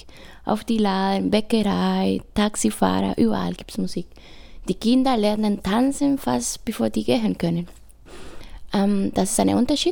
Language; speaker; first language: German; non-native, fluent; Spanish